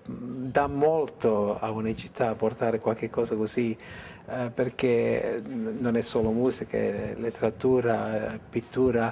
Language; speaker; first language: Italian; early bilingual, heritage; English